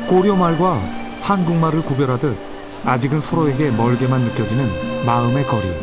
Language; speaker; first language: Korean; native; Korean